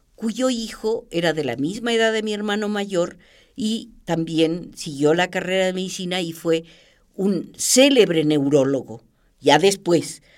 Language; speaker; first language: Spanish; native; Spanish